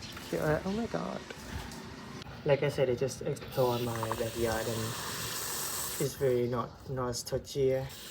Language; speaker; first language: English; non-native, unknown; Thai